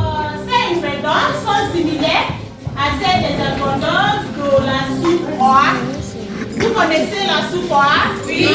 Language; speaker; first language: French; non-native, learner; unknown